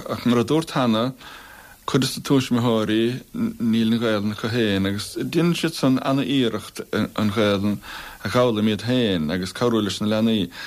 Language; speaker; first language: Irish; native; Irish